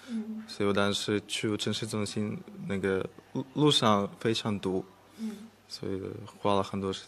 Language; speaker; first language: Chinese; non-native, fluent; Russian